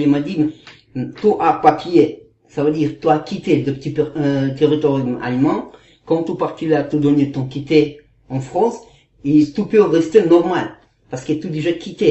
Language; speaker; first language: French; non-native, learner; Kazakh